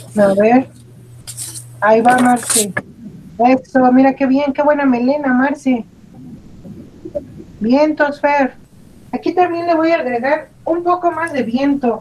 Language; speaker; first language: Spanish; native; Spanish